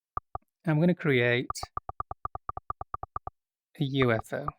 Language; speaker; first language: English; native; English